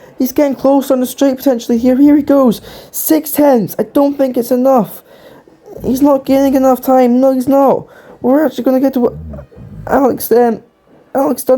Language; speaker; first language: English; native; English